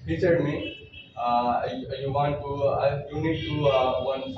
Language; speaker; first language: English; non-native, learner; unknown